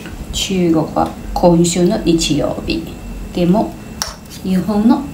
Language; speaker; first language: Japanese; non-native, learner; Chinese